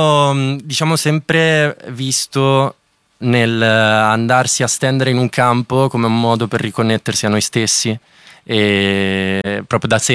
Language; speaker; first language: Italian; native; Italian